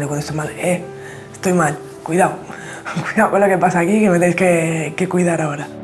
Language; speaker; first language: Spanish; native; Spanish